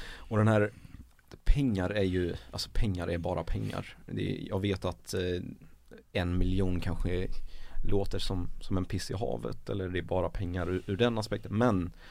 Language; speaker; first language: Swedish; early bilingual, other home language; Arabic